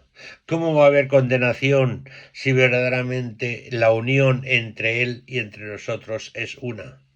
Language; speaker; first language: Spanish; native; Spanish